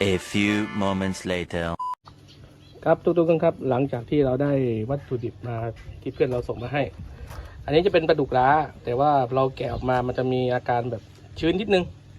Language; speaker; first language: Thai; native; Thai